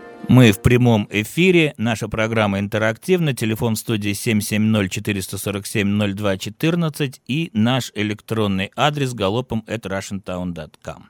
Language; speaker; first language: Russian; native; Russian